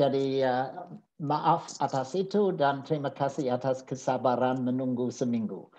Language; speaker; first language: Indonesian; non-native, fluent; English